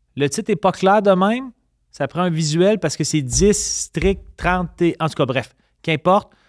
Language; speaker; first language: French; native; French